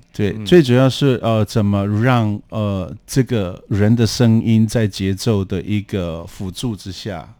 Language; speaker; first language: Chinese; non-native, local second language; Amis